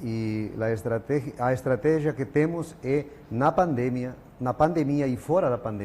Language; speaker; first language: Spanish; non-native, fluent; Portuguese